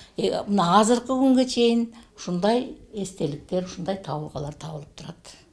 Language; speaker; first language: Kyrgyz; native; Kyrgyz